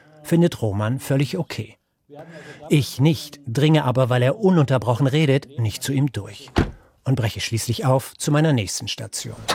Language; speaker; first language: German; native; German